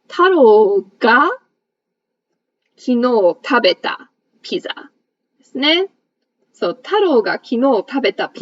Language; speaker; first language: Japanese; non-native, fluent; English